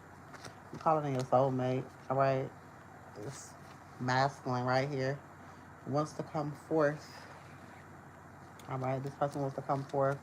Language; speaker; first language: English; native; English